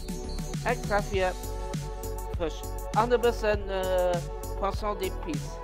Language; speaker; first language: German; non-native, local second language; Luxembourgish